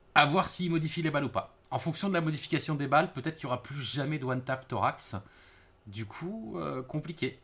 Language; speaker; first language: French; native; French